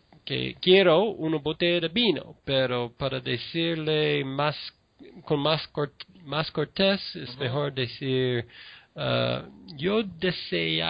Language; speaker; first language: Spanish; non-native, learner; English